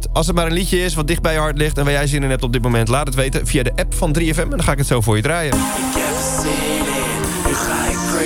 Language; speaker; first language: Dutch; native; Dutch